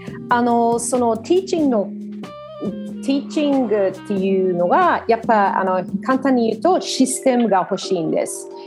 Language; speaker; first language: Japanese; non-native, fluent; English